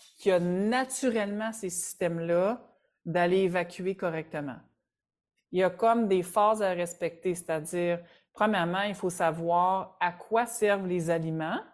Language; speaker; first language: French; native; French